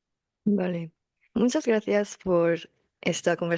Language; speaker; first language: Spanish; non-native, fluent; Korean